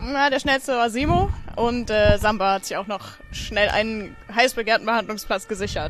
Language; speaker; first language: German; native; German